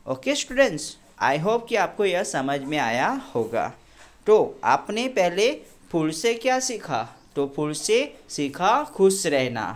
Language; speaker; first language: Hindi; non-native, local second language; Gujarati